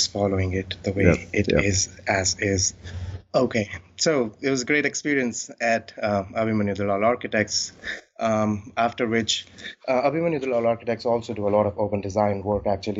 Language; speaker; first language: English; non-native, local second language; Hindi